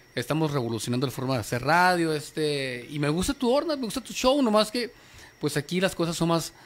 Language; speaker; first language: Spanish; native; Spanish